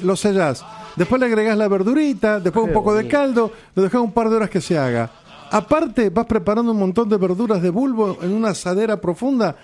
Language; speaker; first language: Spanish; native; Spanish